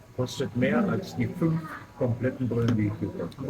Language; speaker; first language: German; native; German